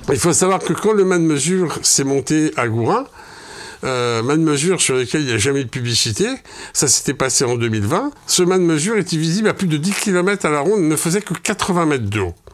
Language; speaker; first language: French; native; French